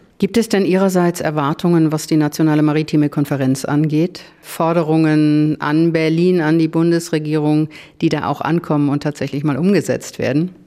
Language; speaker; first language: German; native; German